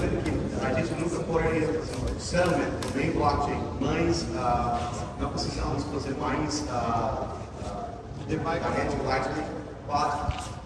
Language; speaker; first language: Portuguese; non-native, learner; English